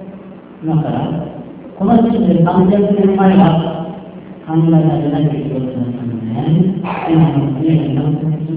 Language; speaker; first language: Japanese; native; Japanese